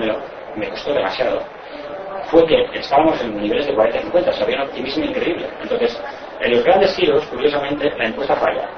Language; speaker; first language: Spanish; native; Spanish